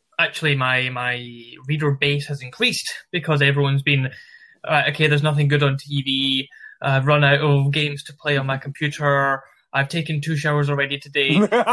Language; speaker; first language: English; native; English